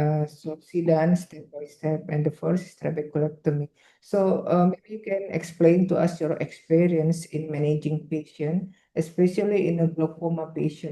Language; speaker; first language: English; non-native, fluent; Indonesian